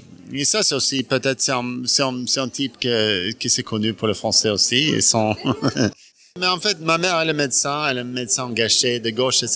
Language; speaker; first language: French; non-native, fluent; Norwegian